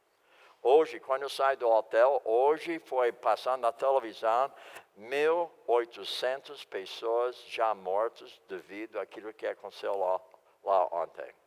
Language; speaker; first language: Portuguese; non-native, fluent; English